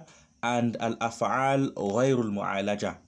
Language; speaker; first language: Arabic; non-native, fluent; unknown